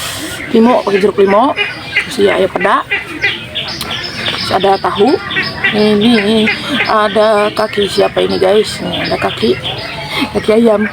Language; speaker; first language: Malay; non-native, local second language; Sundanese